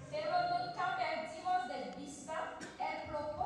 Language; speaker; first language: Spanish; non-native, learner; French